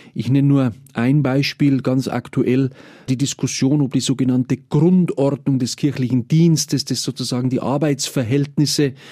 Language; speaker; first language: German; native; German